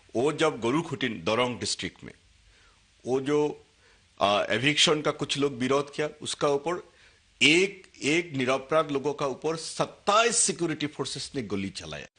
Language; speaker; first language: Hindi; non-native, local second language; Assamese